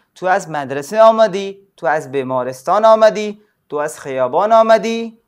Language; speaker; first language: Persian; non-native, fluent; Urdu